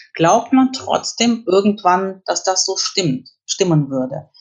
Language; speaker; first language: German; early bilingual, other home language; Russian